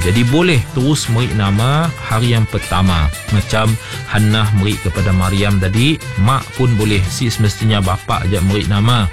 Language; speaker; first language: Malay; native; Malay